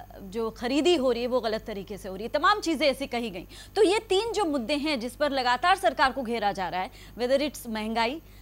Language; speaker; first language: Hindi; native; Hindi